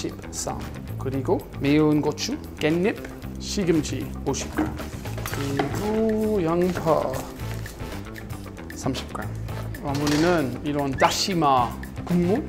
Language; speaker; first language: Korean; non-native, learner; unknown